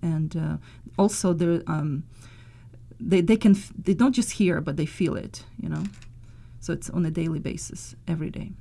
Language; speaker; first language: English; non-native, fluent; Russian